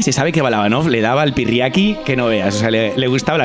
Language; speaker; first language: Spanish; non-native, local second language; Catalan